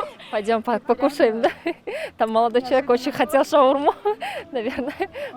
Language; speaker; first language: Russian; native; Russian